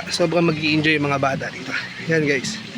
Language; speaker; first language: Filipino; native; Filipino